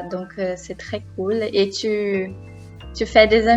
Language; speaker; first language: French; non-native, learner; Portuguese